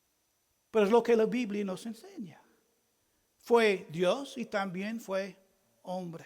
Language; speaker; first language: Spanish; non-native, fluent; English